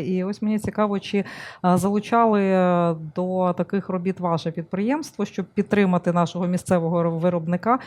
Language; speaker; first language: Ukrainian; native; Ukrainian